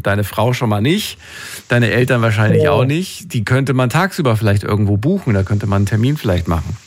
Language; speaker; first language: German; native; German